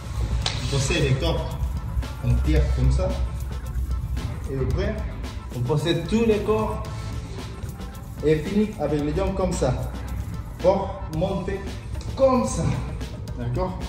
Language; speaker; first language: French; non-native, learner; Spanish